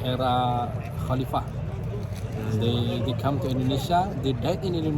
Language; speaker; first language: English; non-native, learner; Indonesian